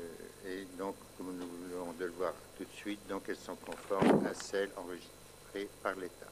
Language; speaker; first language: French; native; French